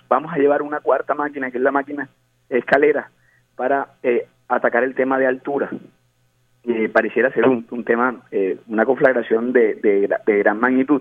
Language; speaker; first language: Spanish; native; Spanish